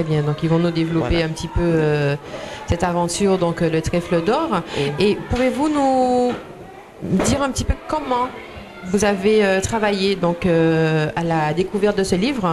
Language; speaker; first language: French; native; French